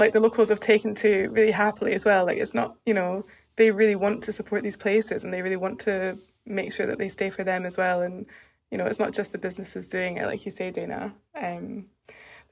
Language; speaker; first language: English; native; English